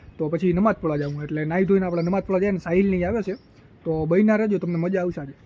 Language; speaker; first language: Gujarati; native; Gujarati